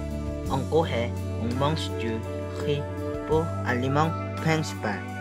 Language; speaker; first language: French; non-native, learner; Korean